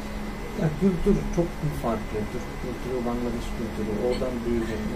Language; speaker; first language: Turkish; non-native, fluent; Bangla